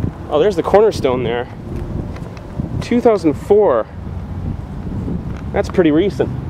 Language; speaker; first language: English; native; English